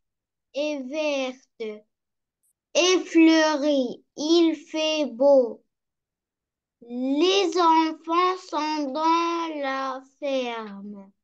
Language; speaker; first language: French; non-native, learner; Arabic